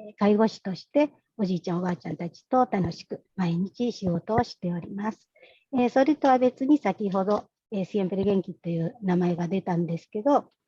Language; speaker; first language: Japanese; non-native, fluent; Spanish